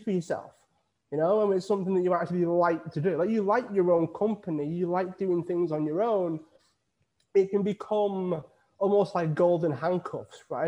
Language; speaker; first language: English; native; English